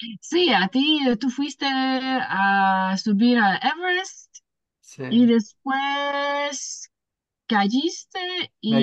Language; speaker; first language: Spanish; non-native, learner; English